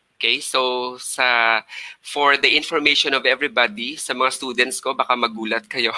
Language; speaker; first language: Filipino; non-native, local second language; Hiligaynon